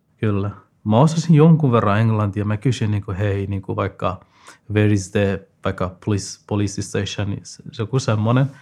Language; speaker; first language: Finnish; non-native, fluent; Persian